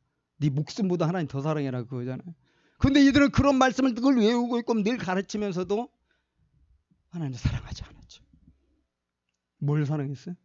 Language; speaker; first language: Korean; native; Korean